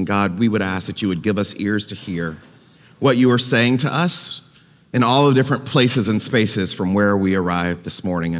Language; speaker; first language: English; native; English